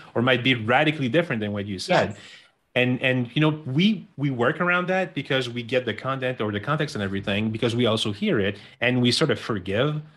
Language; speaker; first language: English; non-native, local second language; French